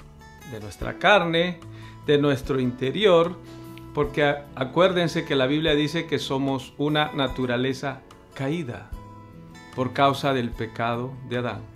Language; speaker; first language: Spanish; native; Spanish